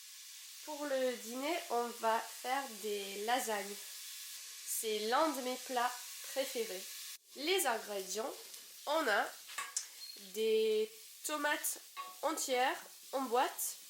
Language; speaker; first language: French; non-native, fluent; English